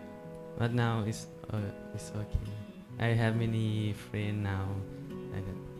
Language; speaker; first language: English; non-native, learner; Thai